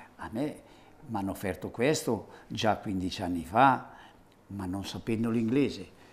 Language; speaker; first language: Italian; native; Italian